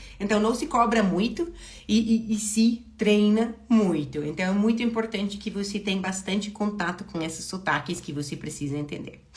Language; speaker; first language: Portuguese; non-native, fluent; English